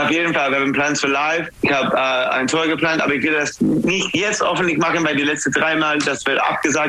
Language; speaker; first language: German; non-native, fluent; English